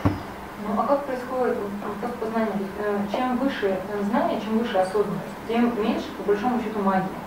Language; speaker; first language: Russian; native; Russian